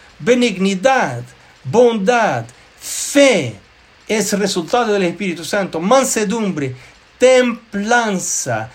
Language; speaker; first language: Spanish; non-native, fluent; Portuguese